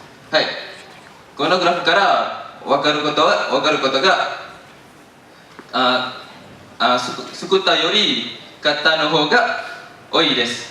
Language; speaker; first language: Japanese; non-native, learner; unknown